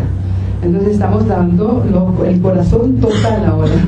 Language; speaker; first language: Spanish; non-native, fluent; French